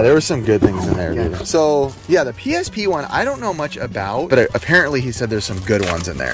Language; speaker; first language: English; native; English